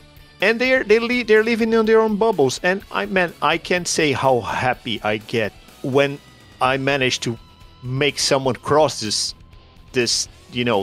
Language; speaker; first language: English; non-native, fluent; Portuguese